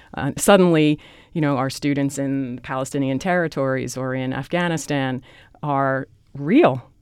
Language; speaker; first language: English; native; English